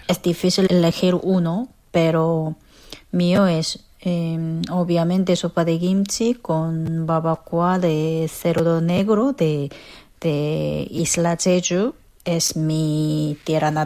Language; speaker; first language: Spanish; non-native, fluent; Korean